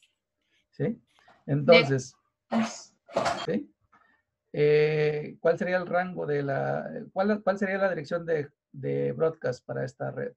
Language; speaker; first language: Spanish; native; Spanish